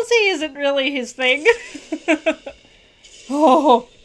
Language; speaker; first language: English; native; English